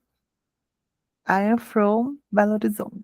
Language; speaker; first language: English; non-native, learner; Portuguese